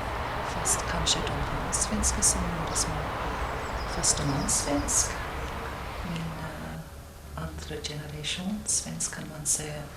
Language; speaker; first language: Swedish; non-native, fluent; English